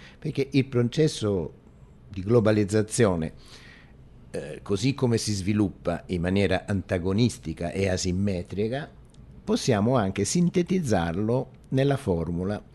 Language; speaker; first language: Italian; native; Italian